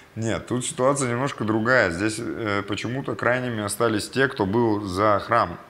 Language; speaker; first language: Russian; native; Russian